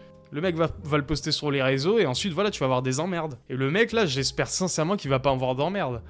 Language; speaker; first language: French; native; French